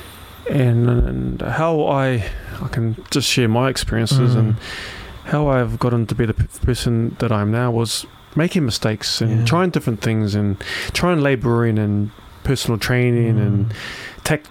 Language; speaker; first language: English; native; English